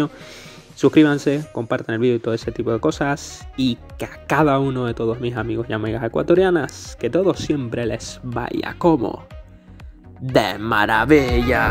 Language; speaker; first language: Spanish; native; Spanish